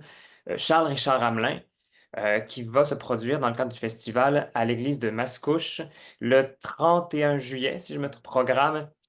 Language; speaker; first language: French; native; French